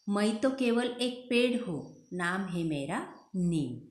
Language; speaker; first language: Hindi; non-native, local second language; Marathi